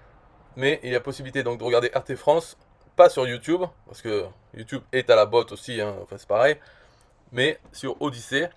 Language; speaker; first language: French; native; French